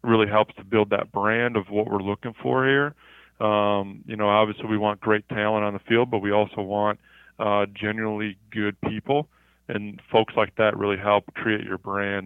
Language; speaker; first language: English; native; English